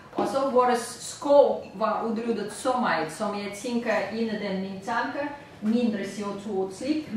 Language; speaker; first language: Danish; non-native, fluent; Russian